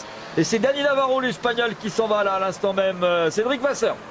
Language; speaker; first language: French; native; French